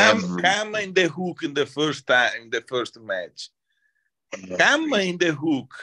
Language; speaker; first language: English; non-native, learner; Italian